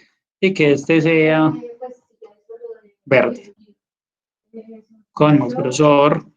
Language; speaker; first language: Spanish; native; Spanish